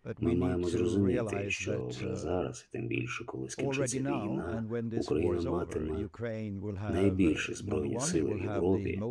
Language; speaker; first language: Ukrainian; non-native, fluent; Swedish